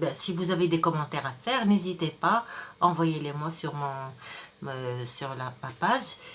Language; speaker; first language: French; non-native, local second language; Arabic